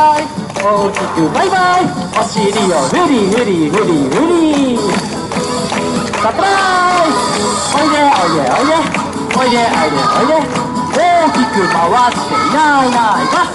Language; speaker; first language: Japanese; native; Japanese